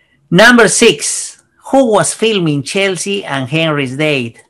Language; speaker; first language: English; non-native, fluent; Spanish